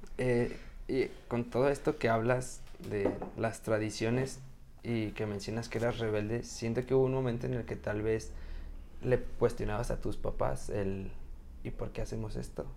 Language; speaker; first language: Spanish; native; Spanish